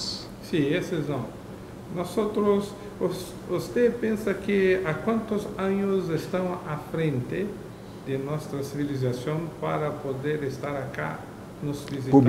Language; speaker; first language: Spanish; non-native, learner; Portuguese